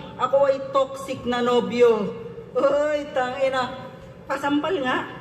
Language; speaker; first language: Filipino; native; Filipino